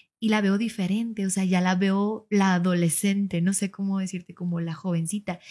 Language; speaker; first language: Spanish; native; Spanish